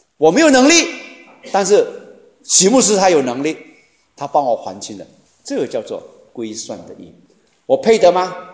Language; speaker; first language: Chinese; native; Chinese